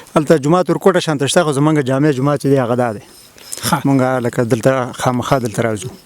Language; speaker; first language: Pashto; non-native, local second language; Gujari